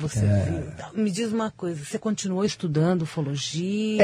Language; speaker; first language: Portuguese; native; Portuguese